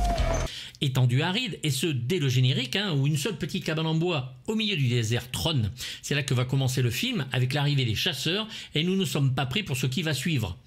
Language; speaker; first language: French; native; French